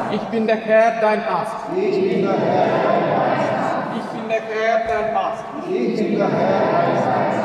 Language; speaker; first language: German; non-native, learner; Malayalam